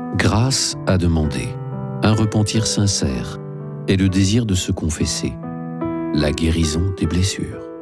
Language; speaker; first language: French; native; French